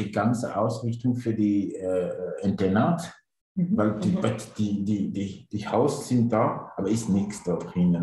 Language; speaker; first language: German; non-native, learner; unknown